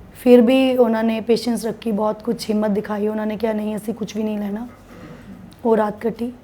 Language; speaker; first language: Punjabi; non-native, local second language; Hindi